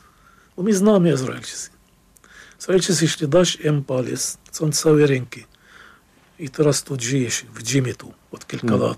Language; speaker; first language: Polish; non-native, fluent; Arabic